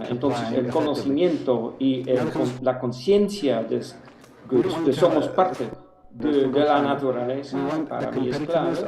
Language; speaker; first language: Spanish; non-native, fluent; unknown